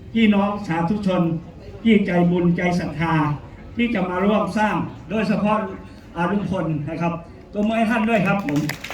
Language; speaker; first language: Thai; native; Thai